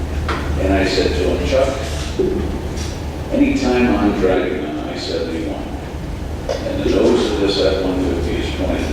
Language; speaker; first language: English; native; English